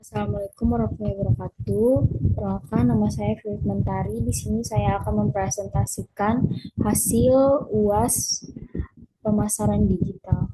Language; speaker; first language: Indonesian; native; Indonesian